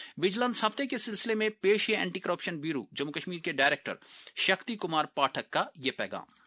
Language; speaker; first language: Urdu; non-native, local second language; Kashmiri